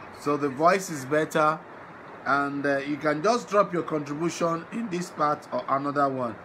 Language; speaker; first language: English; non-native, local second language; Yoruba